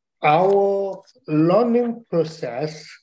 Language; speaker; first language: English; non-native, learner; Chinese